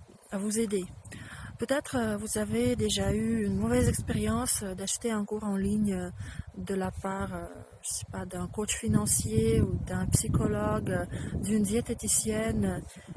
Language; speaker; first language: French; non-native, fluent; Russian